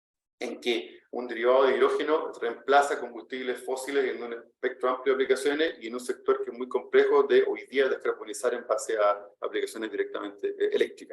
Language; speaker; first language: Spanish; native; Spanish